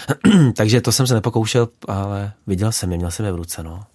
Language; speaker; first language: Czech; native; Czech